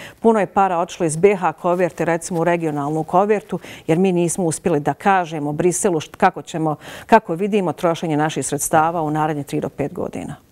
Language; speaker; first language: Serbian; native; Serbian